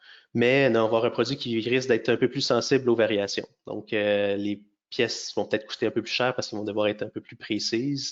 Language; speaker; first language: French; native; French